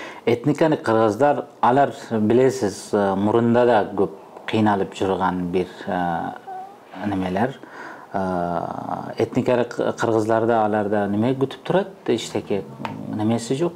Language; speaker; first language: Kyrgyz; non-native, fluent; Uzbek